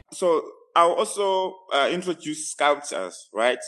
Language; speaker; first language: English; non-native, local second language; North Ndebele